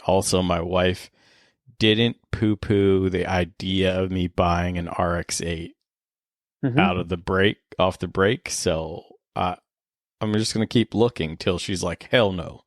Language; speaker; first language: English; native; English